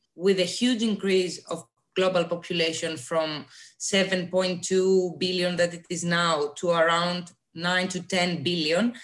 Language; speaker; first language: English; non-native, fluent; Greek